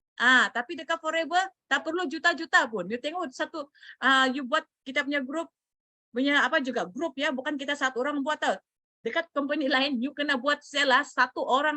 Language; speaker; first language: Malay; non-native, local second language; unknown